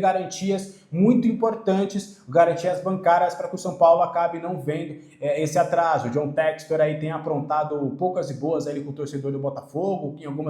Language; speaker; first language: Portuguese; native; Portuguese